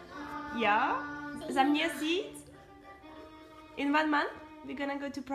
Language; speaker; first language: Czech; non-native, learner; English